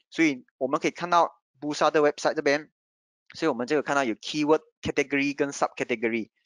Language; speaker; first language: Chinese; native; Chinese